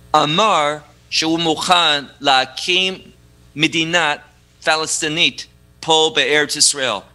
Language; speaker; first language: Hebrew; non-native, fluent; English